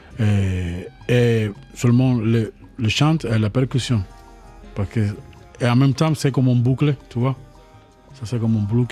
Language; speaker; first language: French; non-native, learner; Spanish